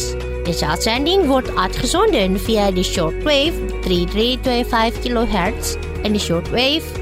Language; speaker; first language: Dutch; non-native, fluent; Indonesian